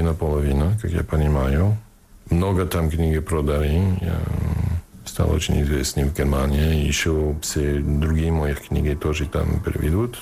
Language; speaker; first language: Russian; non-native, fluent; English